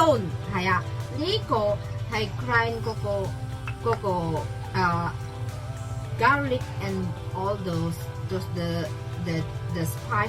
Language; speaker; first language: Cantonese; non-native, fluent; Indonesian